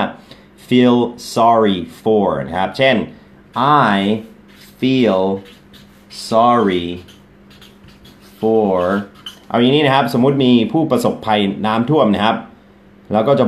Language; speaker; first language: Thai; non-native, fluent; English